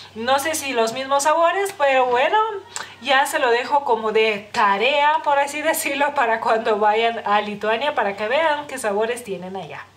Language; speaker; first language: Spanish; non-native, fluent; Lithuanian